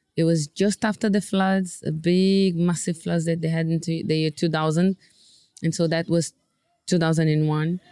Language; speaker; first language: English; non-native, fluent; Portuguese